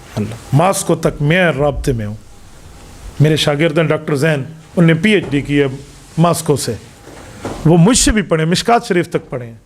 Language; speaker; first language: Urdu; non-native, local second language; Punjabi